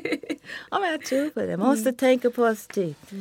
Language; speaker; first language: Swedish; non-native, fluent; English